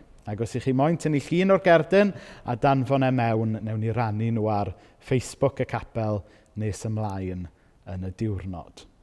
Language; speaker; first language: Welsh; native; Welsh